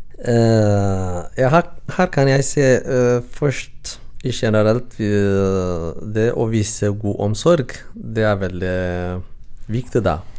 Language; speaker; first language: Norwegian; non-native, learner; Tigrinya